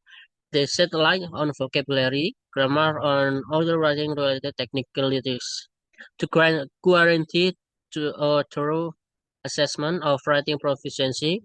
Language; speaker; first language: English; non-native, learner; Indonesian